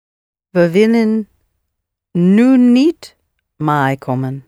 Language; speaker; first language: Dutch; non-native, learner; English